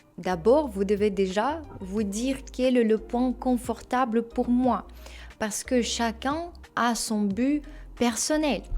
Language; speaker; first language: French; non-native, fluent; Russian